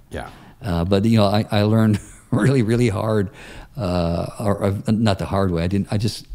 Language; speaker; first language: English; native; English